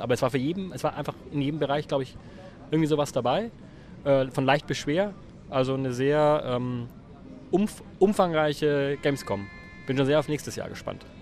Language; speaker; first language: German; native; German